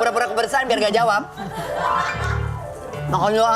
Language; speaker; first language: Indonesian; native; Indonesian